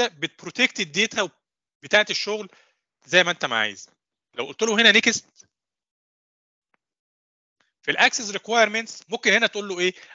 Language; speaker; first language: Arabic; native; Arabic